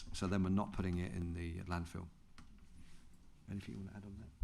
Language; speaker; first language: English; native; English